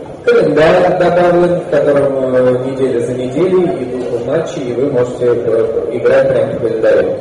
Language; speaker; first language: Russian; native; Russian